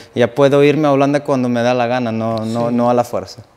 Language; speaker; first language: Spanish; non-native, fluent; Dutch